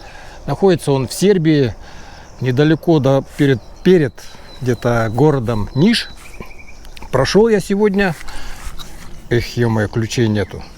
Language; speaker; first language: Russian; native; Russian